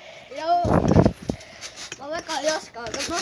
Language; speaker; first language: Estonian; early bilingual, heritage; Finnish